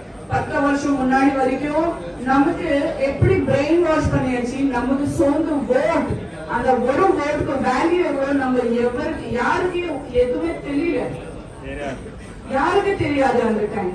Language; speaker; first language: Tamil; non-native, fluent; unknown